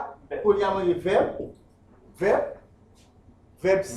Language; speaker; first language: Spanish; non-native, fluent; Haitian Creole